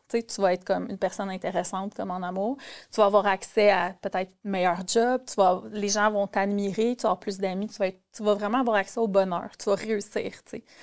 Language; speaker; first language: French; native; French